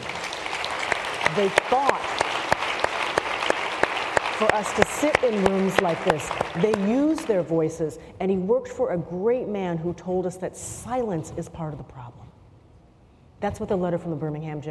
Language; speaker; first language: English; native; English